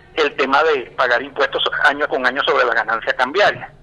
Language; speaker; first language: Spanish; native; Spanish